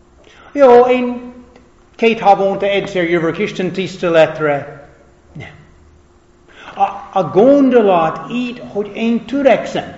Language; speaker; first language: Hungarian; non-native, fluent; English